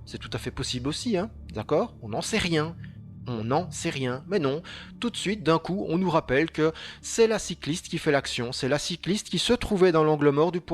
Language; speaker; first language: French; native; French